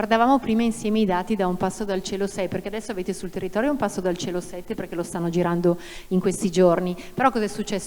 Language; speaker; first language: Italian; native; Italian